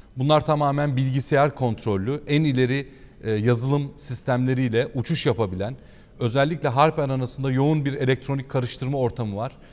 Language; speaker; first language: Turkish; native; Turkish